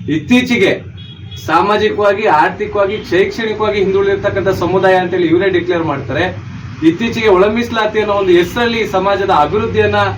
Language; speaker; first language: Kannada; non-native, local second language; Lambadi